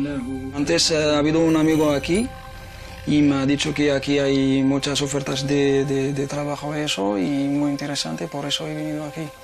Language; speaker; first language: Spanish; non-native, fluent; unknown